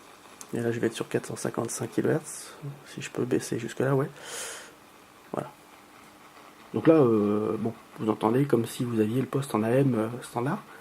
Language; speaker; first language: French; native; French